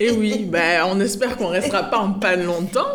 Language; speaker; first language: French; native; French